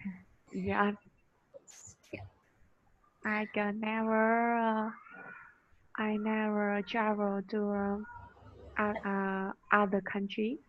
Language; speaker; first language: English; non-native, learner; Vietnamese